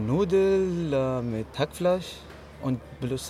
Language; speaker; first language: German; non-native, learner; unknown